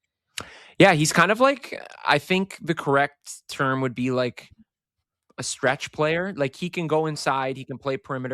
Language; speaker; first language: English; native; English